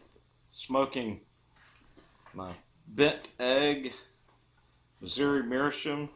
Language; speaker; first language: English; native; English